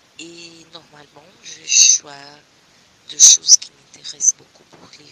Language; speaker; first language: French; non-native, learner; Portuguese